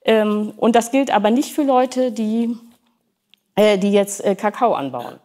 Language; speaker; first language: German; native; German